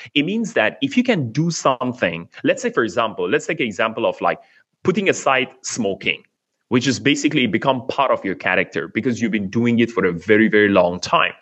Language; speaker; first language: English; non-native, fluent; Persian